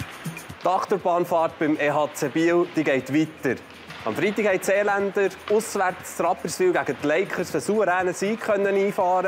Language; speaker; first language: German; native; German